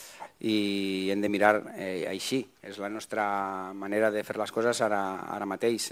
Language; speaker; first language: Catalan; non-native, learner; Spanish